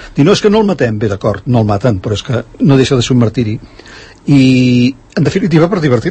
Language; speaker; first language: Catalan; native; Catalan